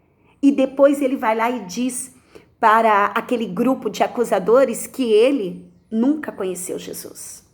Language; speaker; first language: Portuguese; native; Portuguese